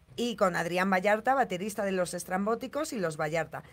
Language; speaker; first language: Spanish; native; Spanish